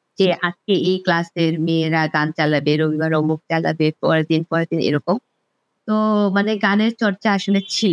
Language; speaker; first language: Bangla; non-native, local second language; Garo